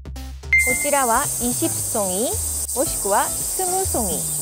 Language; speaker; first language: Japanese; non-native, fluent; Korean